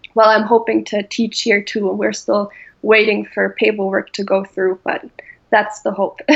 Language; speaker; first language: English; non-native, fluent; German